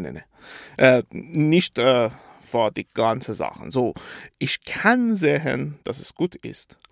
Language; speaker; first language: German; non-native, fluent; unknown